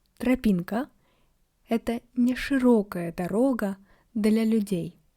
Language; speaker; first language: Russian; native; Russian